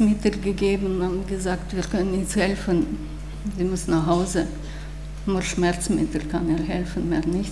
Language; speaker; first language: German; non-native, fluent; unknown